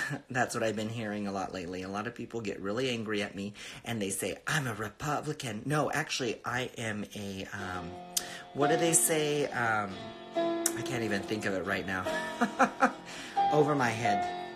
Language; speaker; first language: English; early bilingual, other home language; Spanish